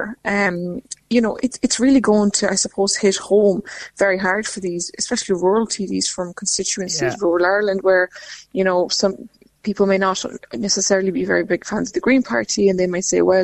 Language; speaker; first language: English; non-native, fluent; Lithuanian